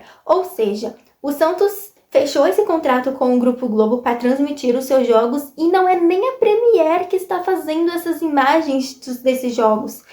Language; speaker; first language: Portuguese; native; Portuguese